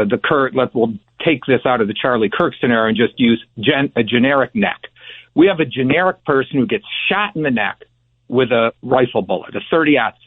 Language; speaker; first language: English; native; English